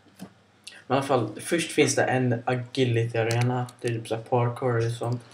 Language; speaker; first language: Swedish; native; Swedish